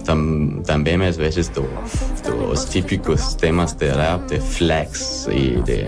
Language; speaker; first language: Portuguese; non-native, learner; German